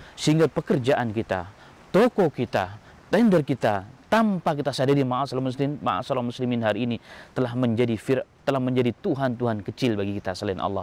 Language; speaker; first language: Indonesian; native; Indonesian